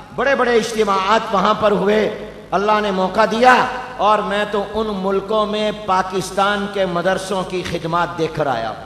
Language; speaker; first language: Urdu; non-native, local second language; Punjabi